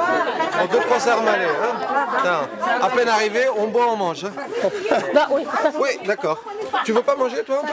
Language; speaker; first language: French; native; French